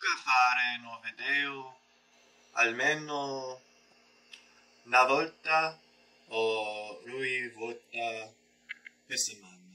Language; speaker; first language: Italian; non-native, learner; English